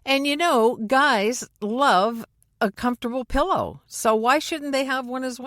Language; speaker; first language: English; native; English